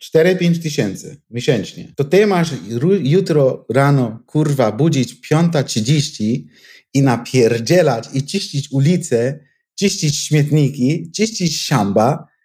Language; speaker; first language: Polish; non-native, fluent; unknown